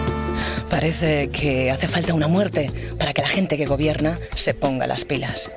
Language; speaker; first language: Spanish; native; Spanish